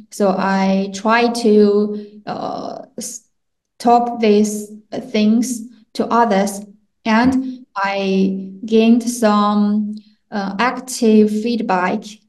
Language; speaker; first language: English; non-native, fluent; Chinese